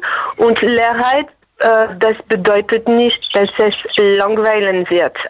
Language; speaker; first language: German; non-native, fluent; French